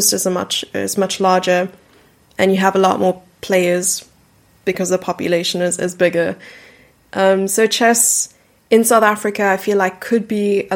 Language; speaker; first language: English; native; English